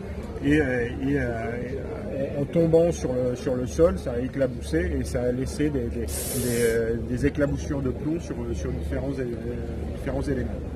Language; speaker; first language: French; native; French